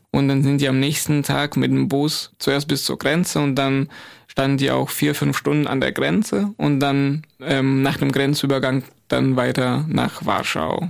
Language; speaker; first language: German; non-native, fluent; Ukrainian